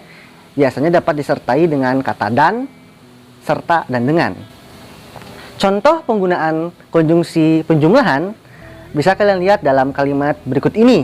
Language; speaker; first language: Indonesian; native; Indonesian